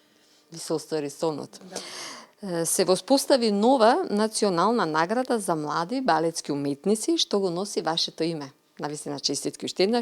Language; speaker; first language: Macedonian; native; Macedonian